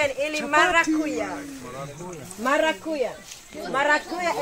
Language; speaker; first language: Russian; non-native, learner; Swahili